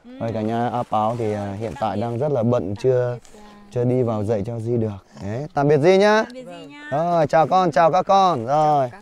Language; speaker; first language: Vietnamese; non-native, local second language; Hmong